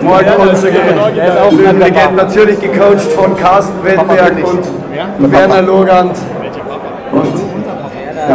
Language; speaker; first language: German; native; German